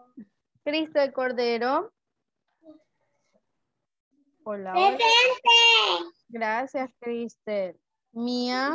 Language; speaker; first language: Spanish; native; Spanish